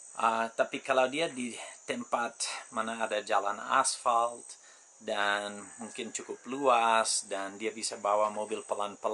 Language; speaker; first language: Indonesian; non-native, fluent; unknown